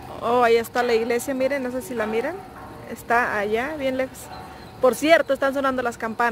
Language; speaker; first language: Spanish; native; Spanish